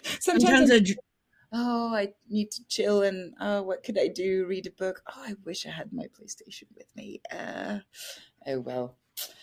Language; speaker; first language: English; non-native, fluent; French